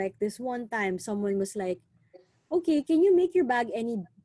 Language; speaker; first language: English; non-native, local second language; Filipino